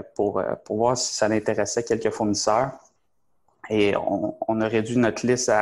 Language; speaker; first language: French; native; French